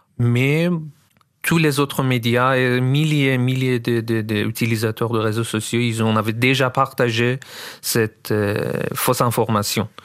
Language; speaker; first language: French; non-native, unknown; Persian